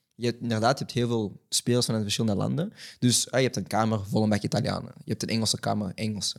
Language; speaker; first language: Dutch; native; Dutch